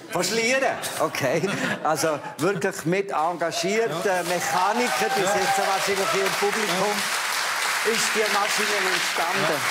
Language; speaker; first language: German; native; German